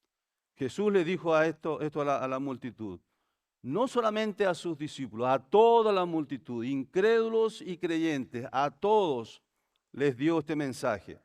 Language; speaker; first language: Spanish; native; Spanish